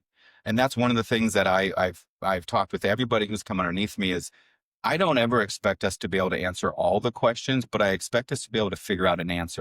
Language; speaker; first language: English; native; English